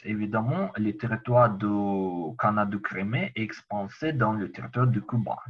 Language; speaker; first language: French; non-native, learner; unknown